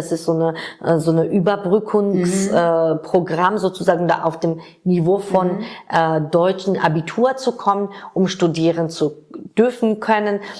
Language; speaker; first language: German; non-native, fluent; Georgian